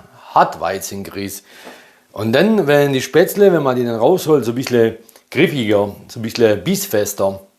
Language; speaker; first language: German; early bilingual, other home language; Polish